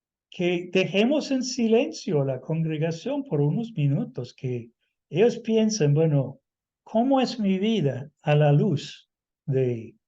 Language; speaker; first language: Spanish; non-native, fluent; English